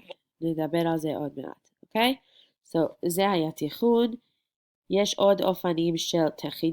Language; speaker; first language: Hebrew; non-native, fluent; English